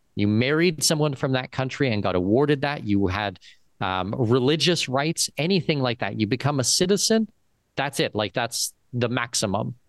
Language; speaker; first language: English; native; English